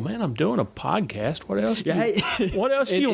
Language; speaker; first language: English; native; English